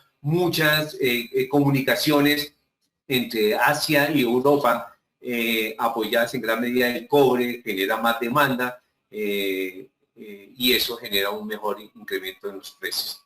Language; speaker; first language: Spanish; native; Spanish